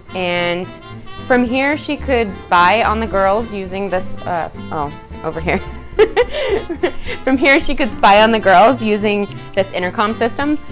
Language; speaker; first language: English; native; English